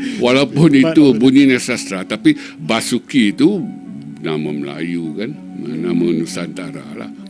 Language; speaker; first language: Malay; native; Malay